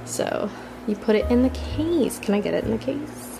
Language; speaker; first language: English; native; English